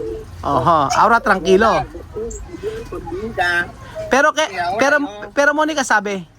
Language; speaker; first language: Spanish; non-native, learner; Filipino